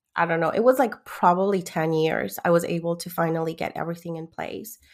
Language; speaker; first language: English; early bilingual, other home language; Spanish